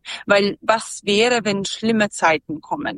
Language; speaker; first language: German; non-native, fluent; Serbian